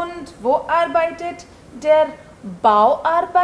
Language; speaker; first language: German; non-native, fluent; Hindi